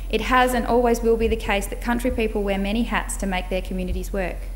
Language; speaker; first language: English; native; English